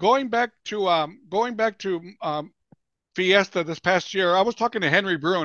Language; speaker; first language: English; early bilingual, other home language; Spanish